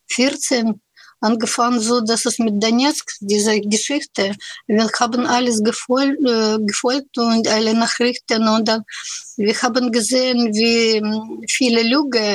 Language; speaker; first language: German; non-native, learner; Russian